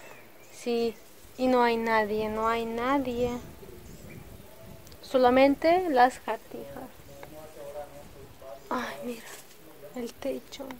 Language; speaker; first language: Spanish; non-native, learner; Russian